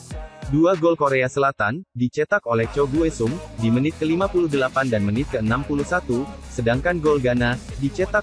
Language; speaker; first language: Indonesian; native; Indonesian